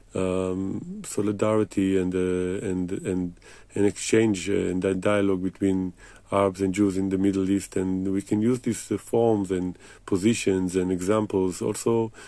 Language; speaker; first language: English; non-native, fluent; Hebrew